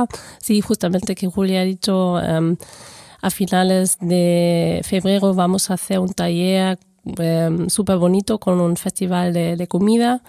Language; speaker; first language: Spanish; non-native, fluent; German